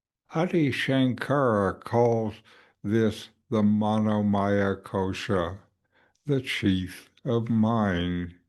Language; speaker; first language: English; native; English